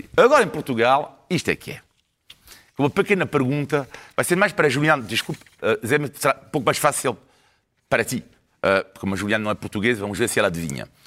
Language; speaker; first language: Portuguese; non-native, fluent; French